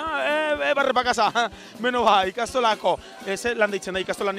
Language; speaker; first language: Basque; native; Basque